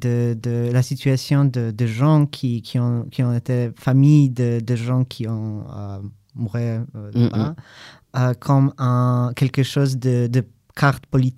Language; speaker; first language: French; non-native, learner; Polish